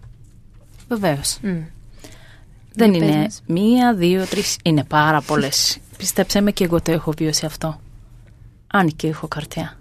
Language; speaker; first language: Greek; non-native, fluent; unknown